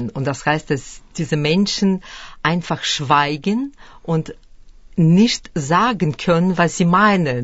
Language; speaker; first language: German; early bilingual, other home language; Russian